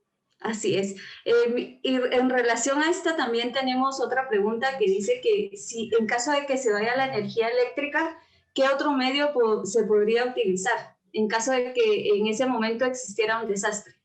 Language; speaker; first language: Spanish; native; Spanish